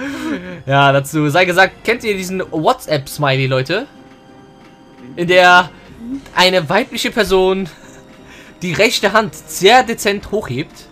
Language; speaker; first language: German; native; German